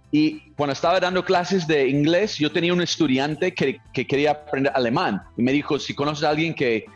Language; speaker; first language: Spanish; non-native, fluent; English